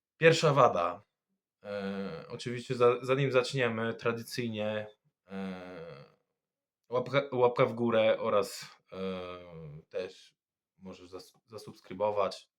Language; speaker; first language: Polish; non-native, fluent; French